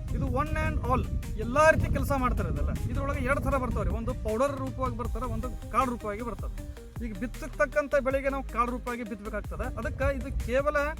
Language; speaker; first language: Kannada; native; Kannada